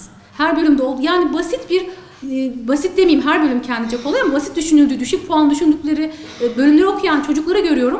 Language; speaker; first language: Turkish; native; Turkish